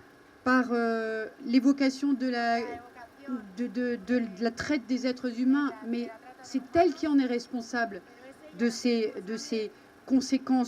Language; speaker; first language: French; native; French